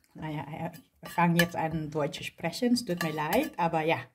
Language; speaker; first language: English; non-native, local second language; Filipino